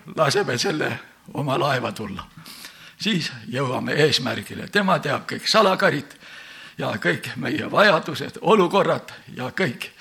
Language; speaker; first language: Estonian; native; Estonian